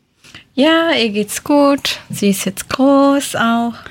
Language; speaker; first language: German; early bilingual, other home language; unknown